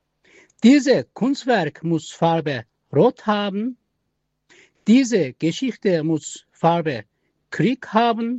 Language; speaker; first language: German; non-native, learner; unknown